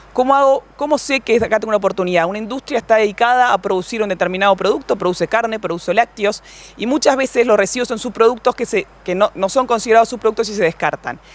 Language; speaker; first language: Spanish; native; Spanish